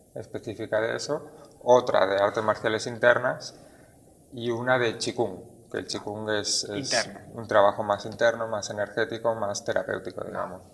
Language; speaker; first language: Spanish; native; Spanish